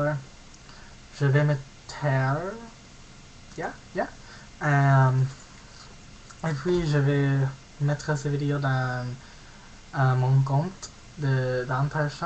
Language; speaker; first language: French; non-native, learner; English